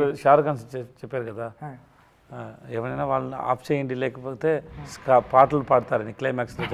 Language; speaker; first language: Telugu; non-native, learner; Tamil